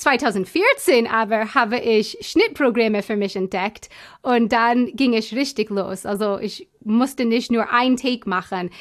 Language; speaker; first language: German; non-native, fluent; English